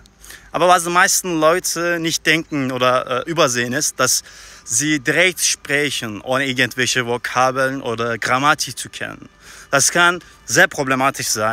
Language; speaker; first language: German; non-native, fluent; Turkish